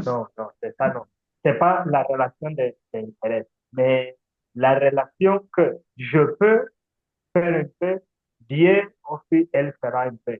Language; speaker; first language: French; non-native, learner; Portuguese